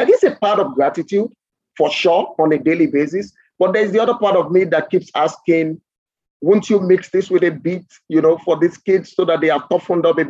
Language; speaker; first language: English; non-native, local second language; Yoruba